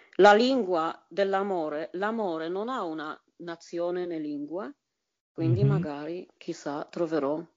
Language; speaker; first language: Italian; non-native, fluent; Polish